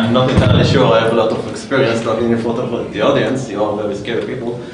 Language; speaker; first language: English; non-native, fluent; Hebrew